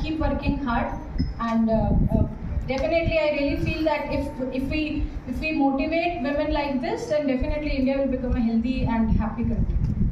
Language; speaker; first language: English; non-native, local second language; Telugu